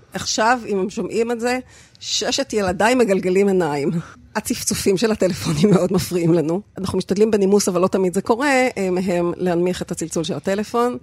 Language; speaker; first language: Hebrew; native; Hebrew